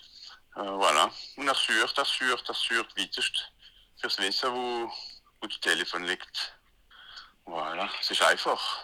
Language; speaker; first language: German; non-native, learner; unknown